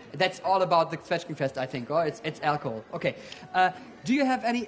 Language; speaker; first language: English; non-native, fluent; German